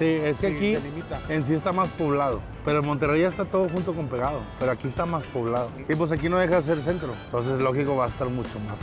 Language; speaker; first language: Spanish; native; Spanish